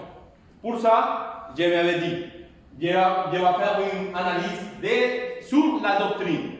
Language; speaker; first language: French; non-native, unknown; Spanish